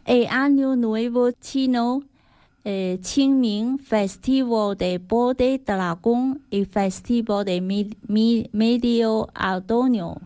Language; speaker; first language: Spanish; non-native, learner; Chinese